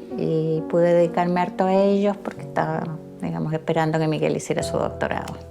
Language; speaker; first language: Spanish; native; Spanish